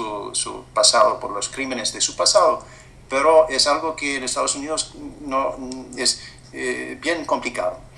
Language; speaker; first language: Spanish; non-native, fluent; English